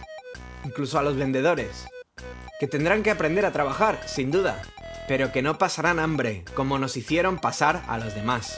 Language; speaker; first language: Spanish; native; Spanish